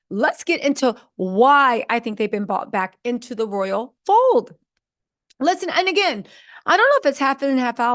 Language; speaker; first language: English; native; English